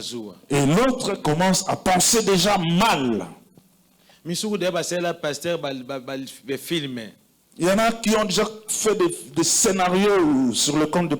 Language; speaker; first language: French; non-native, local second language; Lingala